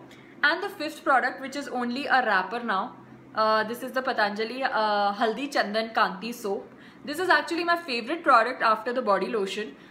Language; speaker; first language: English; non-native, local second language; Hindi